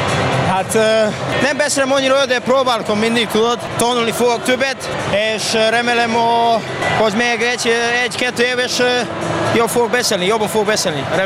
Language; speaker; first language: Hungarian; non-native, learner; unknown